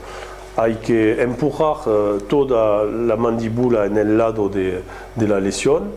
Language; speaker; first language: Spanish; non-native, fluent; French